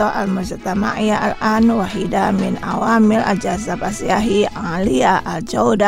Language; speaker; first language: Arabic; non-native, fluent; Indonesian